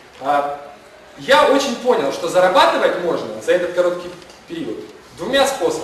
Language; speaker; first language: Russian; non-native, local second language; Ukrainian